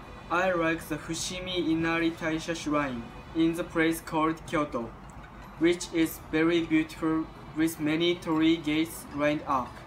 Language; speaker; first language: English; non-native, learner; Japanese